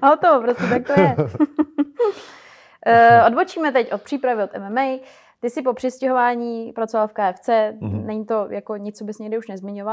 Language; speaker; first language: Czech; native; Czech